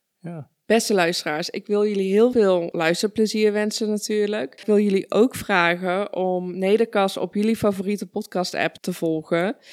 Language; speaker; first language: Dutch; early bilingual, other home language; Persian